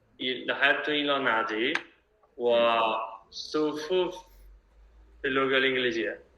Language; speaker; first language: Arabic; non-native, learner; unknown